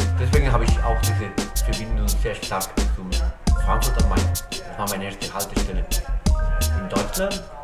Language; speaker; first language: German; non-native, fluent; Spanish